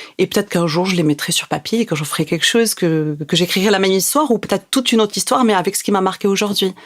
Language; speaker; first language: French; non-native, local second language; Arabic